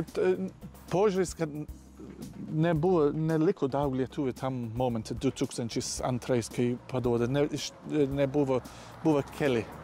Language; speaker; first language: Lithuanian; non-native, learner; English